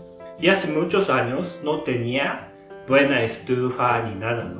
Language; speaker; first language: Spanish; non-native, learner; Japanese